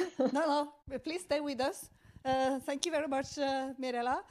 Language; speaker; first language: English; non-native, fluent; Norwegian